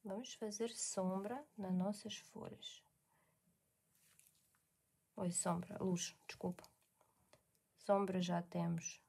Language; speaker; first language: Portuguese; non-native, learner; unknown